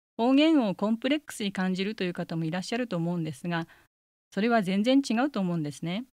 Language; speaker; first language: Japanese; native; Japanese